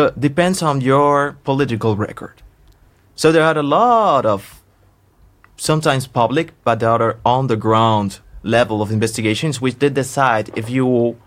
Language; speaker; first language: English; non-native, fluent; Spanish